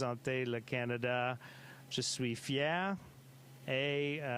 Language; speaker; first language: French; non-native, fluent; English